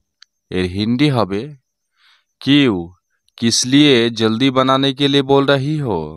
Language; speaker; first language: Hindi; non-native, learner; Bangla